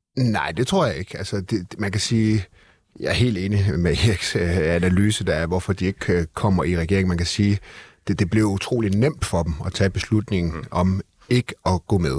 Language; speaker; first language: Danish; native; Danish